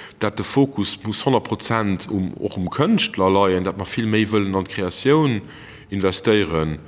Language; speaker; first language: Luxembourgish; native; Luxembourgish